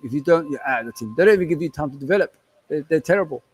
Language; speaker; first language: English; native; English